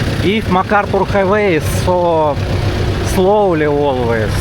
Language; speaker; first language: English; non-native, learner; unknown